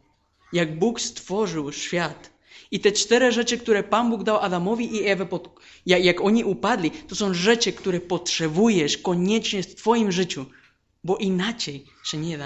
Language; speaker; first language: Polish; non-native, fluent; Spanish